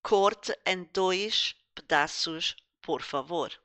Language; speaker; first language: Portuguese; non-native, fluent; English